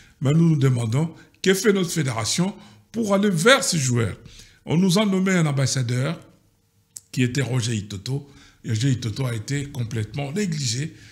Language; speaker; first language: French; non-native, local second language; Lingala